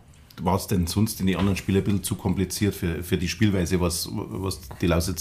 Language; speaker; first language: German; native; German